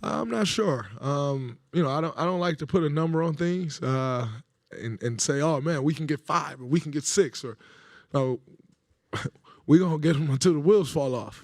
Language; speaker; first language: English; native; English